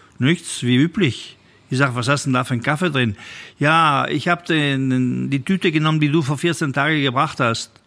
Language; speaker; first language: German; non-native, fluent; Italian